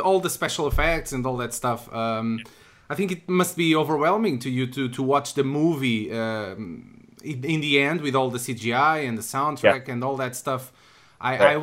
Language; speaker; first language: English; non-native, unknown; Portuguese